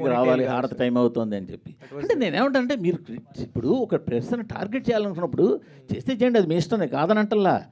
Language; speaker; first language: Telugu; native; Telugu